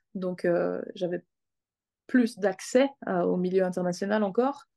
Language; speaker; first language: French; native; French